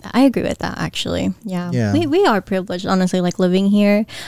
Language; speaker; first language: English; early bilingual, other home language; Filipino